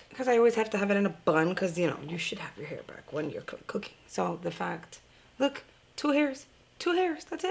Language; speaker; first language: English; native; English